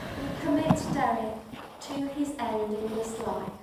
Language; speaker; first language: English; native; English